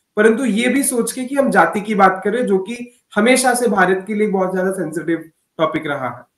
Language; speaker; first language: Hindi; non-native, local second language; Odia